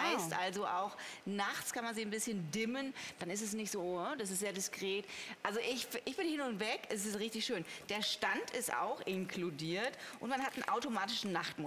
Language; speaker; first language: German; native; German